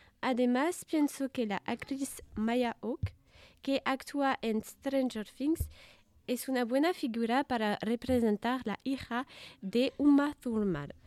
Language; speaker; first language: Spanish; non-native, learner; French